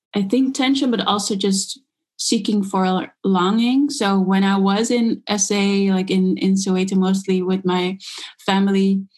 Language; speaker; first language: English; early bilingual, other home language; Dutch